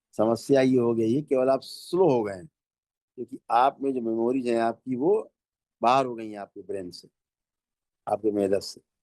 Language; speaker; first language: Hindi; native; Hindi